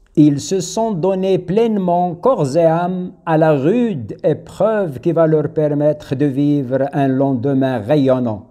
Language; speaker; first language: French; non-native, local second language; Arabic